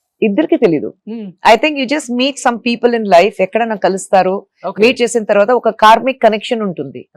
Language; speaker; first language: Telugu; non-native, fluent; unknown